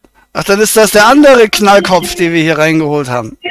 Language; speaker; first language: German; native; German